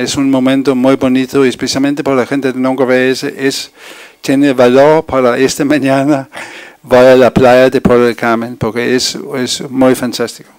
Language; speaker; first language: Spanish; non-native, fluent; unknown